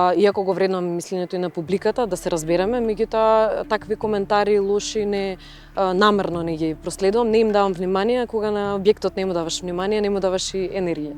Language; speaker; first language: Macedonian; early bilingual, other home language; Russian